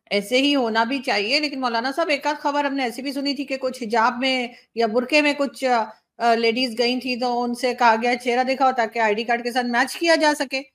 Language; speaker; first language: Urdu; native; Urdu